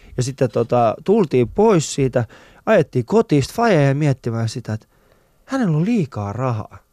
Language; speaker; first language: Finnish; early bilingual, other home language; Persian